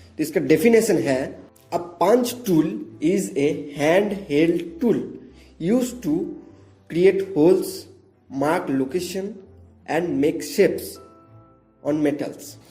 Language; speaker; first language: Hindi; non-native, local second language; Bangla